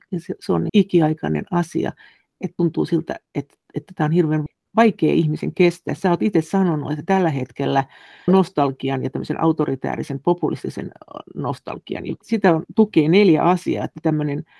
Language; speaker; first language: Finnish; native; Finnish